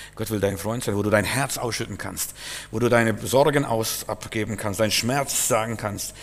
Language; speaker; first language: German; non-native, fluent; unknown